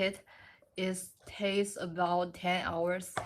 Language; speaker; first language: English; non-native, learner; Chinese